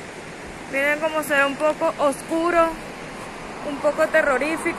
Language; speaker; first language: Spanish; native; Spanish